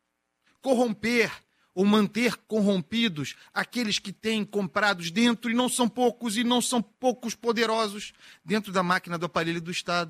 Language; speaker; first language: Portuguese; native; Portuguese